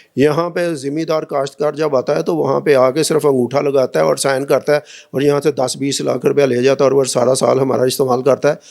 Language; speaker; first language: Urdu; non-native, local second language; Punjabi